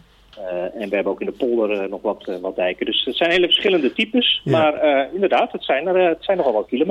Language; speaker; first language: Dutch; native; Dutch